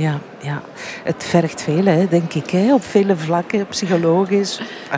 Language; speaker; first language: Dutch; native; Dutch